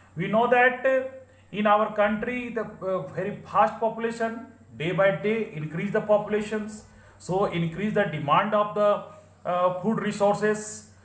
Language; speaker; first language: English; non-native, local second language; Hindi